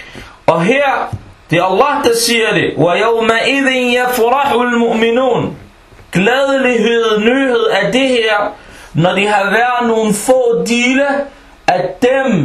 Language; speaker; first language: Danish; early bilingual, other home language; Arabic